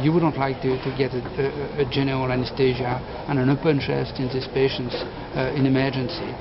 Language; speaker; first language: English; non-native, fluent; French